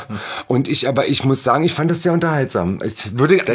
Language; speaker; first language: German; native; German